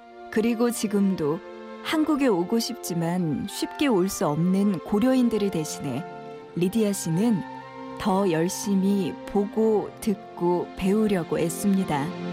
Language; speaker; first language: Korean; native; Korean